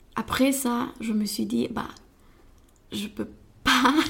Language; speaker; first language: French; non-native, fluent; Romanian